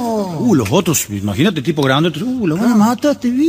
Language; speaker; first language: Spanish; native; Spanish